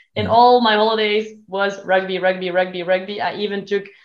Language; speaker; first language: English; non-native, fluent; Dutch